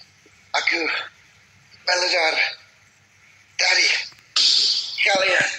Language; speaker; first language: Indonesian; non-native, learner; English